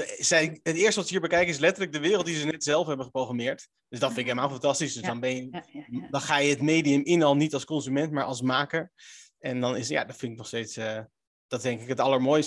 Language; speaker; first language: Dutch; native; Dutch